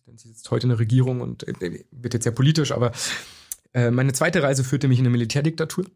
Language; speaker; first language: German; native; German